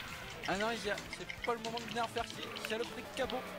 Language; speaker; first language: French; native; French